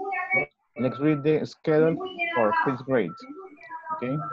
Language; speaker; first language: English; non-native, fluent; Spanish